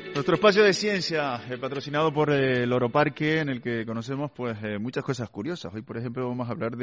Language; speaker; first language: Spanish; native; Spanish